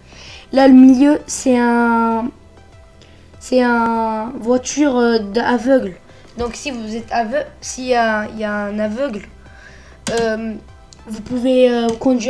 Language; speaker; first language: French; early bilingual, other home language; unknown